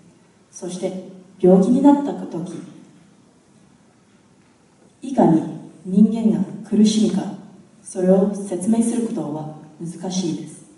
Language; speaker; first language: Japanese; non-native, fluent; English